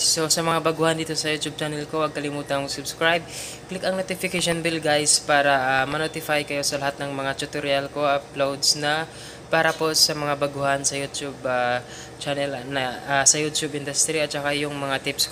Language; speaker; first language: Filipino; non-native, local second language; Cebuano